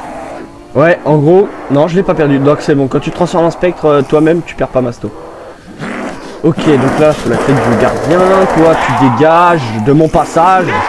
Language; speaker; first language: French; native; French